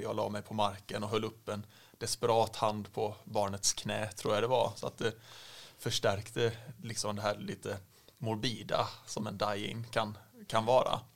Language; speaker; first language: Swedish; native; Swedish